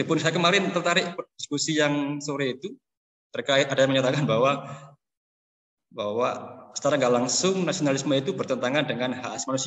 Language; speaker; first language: Indonesian; native; Indonesian